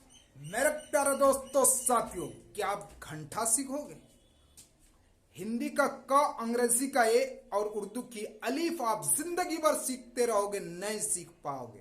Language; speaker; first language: Hindi; native; Hindi